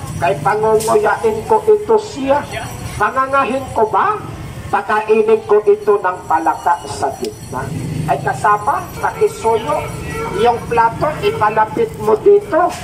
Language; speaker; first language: Filipino; non-native, local second language; Cebuano